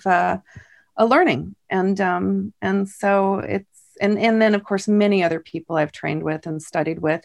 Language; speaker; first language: English; native; English